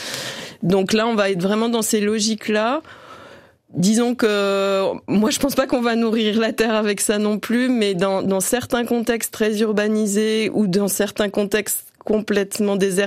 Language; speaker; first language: French; native; French